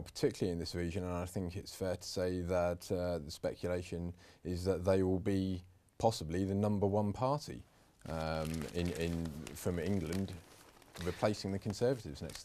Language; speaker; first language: English; native; English